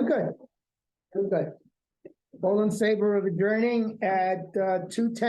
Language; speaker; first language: English; native; English